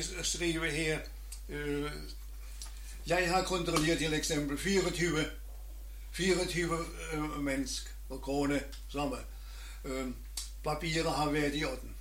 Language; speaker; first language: Danish; non-native, learner; German